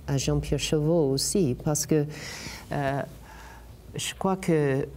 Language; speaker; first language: French; non-native, fluent; English